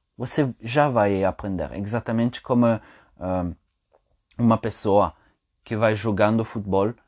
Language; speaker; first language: Portuguese; non-native, fluent; Italian